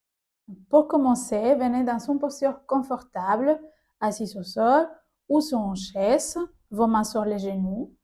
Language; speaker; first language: French; native; French